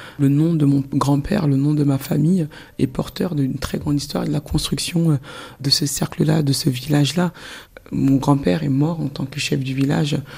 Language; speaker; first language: French; early bilingual, other home language; Soninke